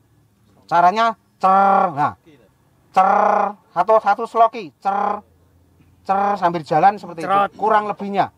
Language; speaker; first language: Indonesian; non-native, local second language; Javanese